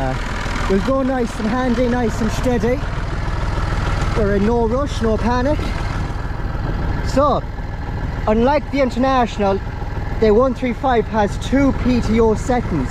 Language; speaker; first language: English; native; English